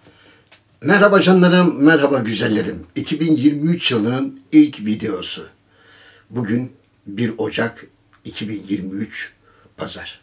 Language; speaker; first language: Turkish; native; Turkish